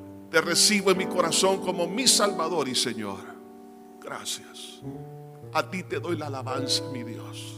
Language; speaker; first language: Spanish; native; Spanish